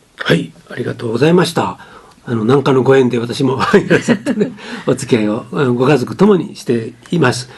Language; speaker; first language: Japanese; native; Japanese